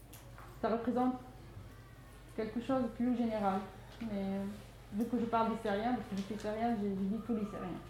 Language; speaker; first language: French; non-native, fluent; Arabic